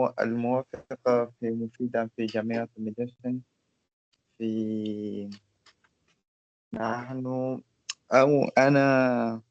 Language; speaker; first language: Arabic; non-native, learner; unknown